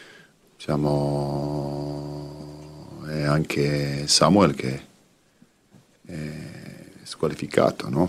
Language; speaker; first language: Italian; non-native, fluent; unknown